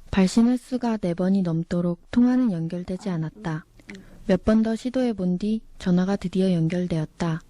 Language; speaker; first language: Korean; native; Korean